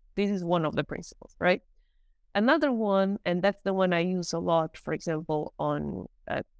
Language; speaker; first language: English; non-native, fluent; Portuguese